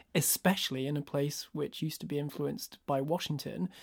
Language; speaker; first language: English; native; English